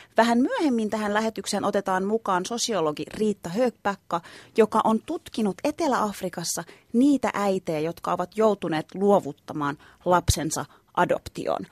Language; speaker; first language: Finnish; early bilingual, other home language; Turkish